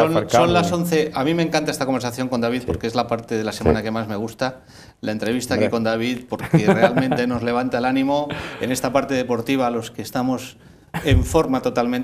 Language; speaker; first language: Spanish; native; Spanish